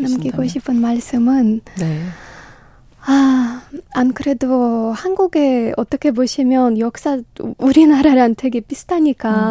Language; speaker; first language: Korean; non-native, learner; Ukrainian